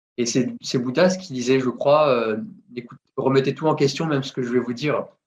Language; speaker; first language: French; native; French